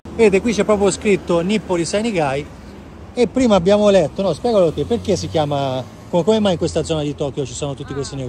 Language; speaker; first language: Italian; native; Italian